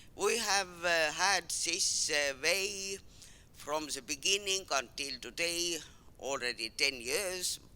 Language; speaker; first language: English; non-native, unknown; Estonian